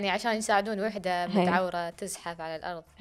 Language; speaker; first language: Arabic; native; Arabic